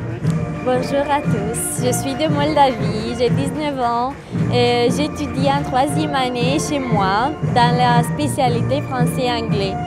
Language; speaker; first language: French; non-native, fluent; Romanian